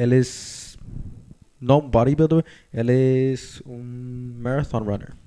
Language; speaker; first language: Spanish; early bilingual, heritage; Spanish